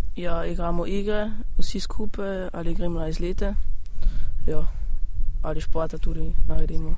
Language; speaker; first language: Slovenian; non-native, learner; German